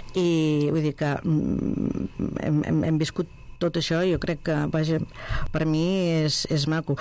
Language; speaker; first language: Catalan; non-native, local second language; Spanish